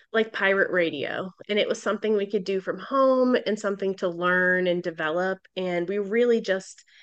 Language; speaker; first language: English; native; English